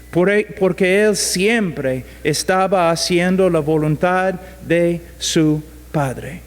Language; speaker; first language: Spanish; non-native, fluent; English